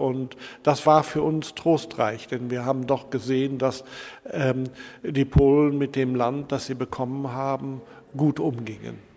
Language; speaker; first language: German; native; German